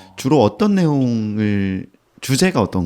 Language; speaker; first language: Korean; native; Korean